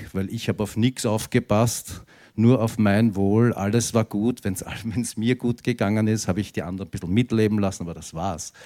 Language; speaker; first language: German; native; German